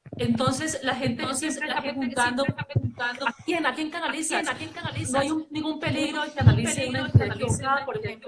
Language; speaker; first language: Spanish; native; Spanish